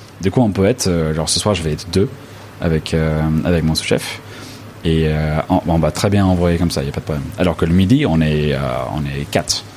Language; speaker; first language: French; non-native, fluent; English